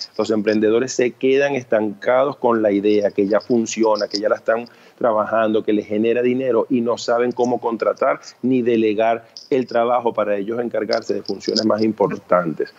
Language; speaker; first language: Spanish; early bilingual, other home language; Chinese